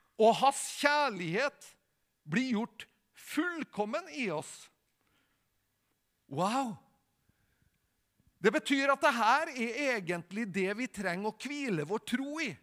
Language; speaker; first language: Norwegian; native; Norwegian